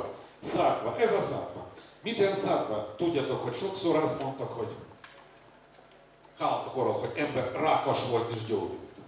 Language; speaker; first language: Hungarian; non-native, learner; Russian